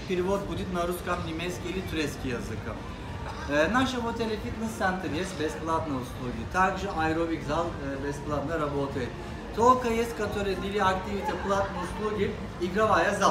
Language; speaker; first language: Russian; non-native, learner; Turkish